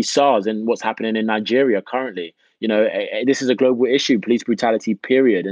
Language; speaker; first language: English; native; English